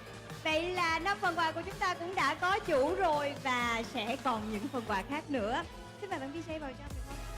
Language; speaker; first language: Vietnamese; native; Vietnamese